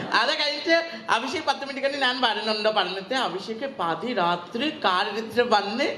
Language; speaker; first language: Malayalam; non-native, learner; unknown